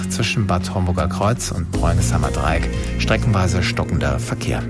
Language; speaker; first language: German; native; German